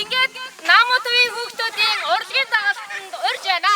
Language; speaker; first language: Korean; non-native, fluent; Mongolian